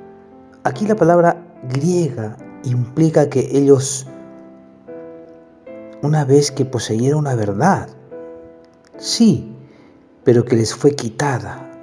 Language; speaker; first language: Spanish; native; Spanish